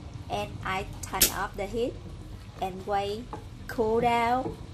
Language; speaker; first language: English; non-native, learner; Vietnamese